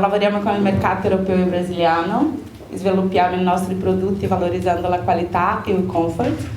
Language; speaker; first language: Italian; non-native, learner; Portuguese